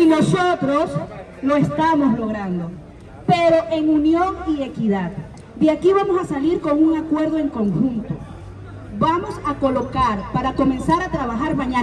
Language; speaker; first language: Spanish; native; Spanish